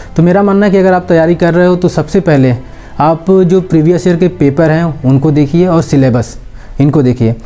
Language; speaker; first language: Hindi; native; Hindi